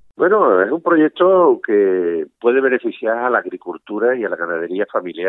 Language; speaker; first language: Spanish; native; Spanish